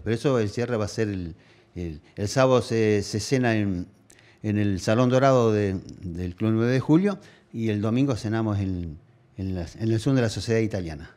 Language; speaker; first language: Spanish; native; Spanish